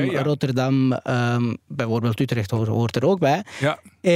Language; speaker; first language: Dutch; early bilingual, other home language; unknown